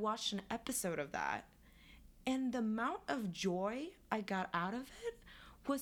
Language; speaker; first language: English; non-native, fluent; Korean